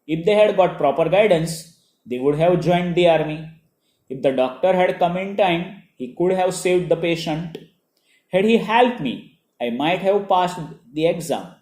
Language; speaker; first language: English; non-native, local second language; Gujarati